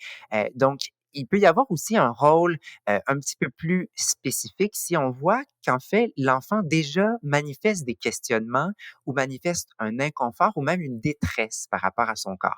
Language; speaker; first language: French; native; French